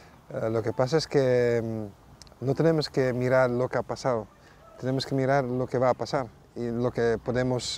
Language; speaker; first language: Spanish; non-native, fluent; Dutch